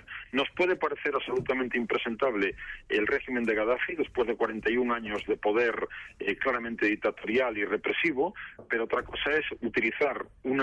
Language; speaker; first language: Spanish; native; Spanish